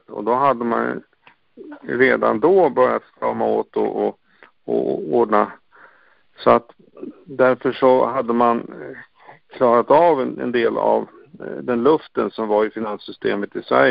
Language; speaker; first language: Swedish; native; Swedish